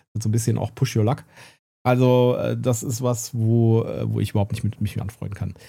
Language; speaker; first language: German; native; German